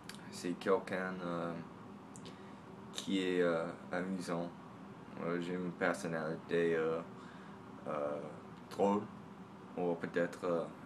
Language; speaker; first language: French; non-native, learner; English